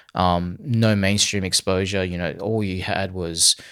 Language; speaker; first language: English; early bilingual, other home language; Cantonese